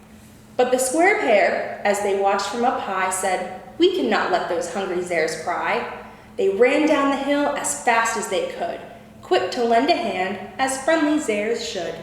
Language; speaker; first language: English; native; English